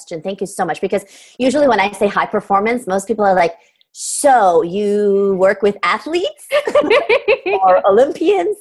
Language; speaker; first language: English; non-native, fluent; Turkish